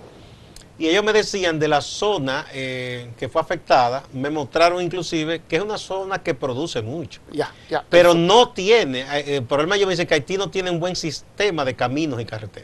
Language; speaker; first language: Spanish; native; Spanish